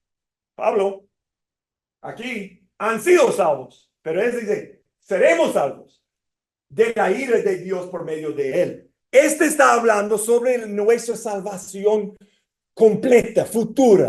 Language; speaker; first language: Spanish; non-native, fluent; English